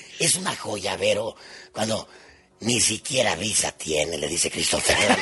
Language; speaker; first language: Spanish; native; Spanish